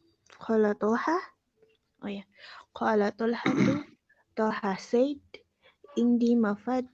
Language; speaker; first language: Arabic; non-native, learner; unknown